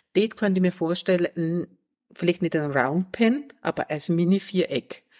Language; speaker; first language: German; non-native, fluent; Danish